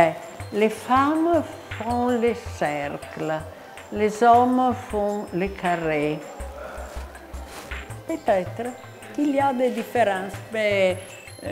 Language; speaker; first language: French; non-native, learner; Italian